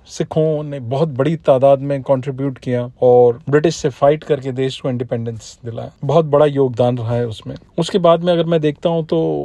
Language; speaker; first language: Hindi; non-native, local second language; Punjabi